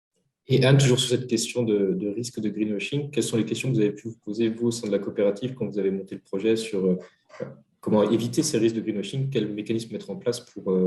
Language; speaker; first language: French; native; French